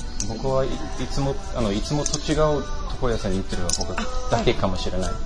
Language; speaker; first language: Japanese; non-native, fluent; English